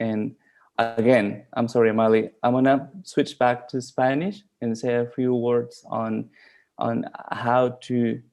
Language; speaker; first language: English; non-native, fluent; Spanish